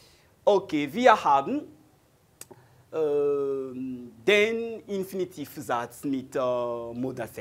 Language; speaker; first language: German; non-native, learner; French